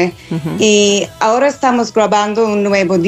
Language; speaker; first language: Spanish; non-native, fluent; English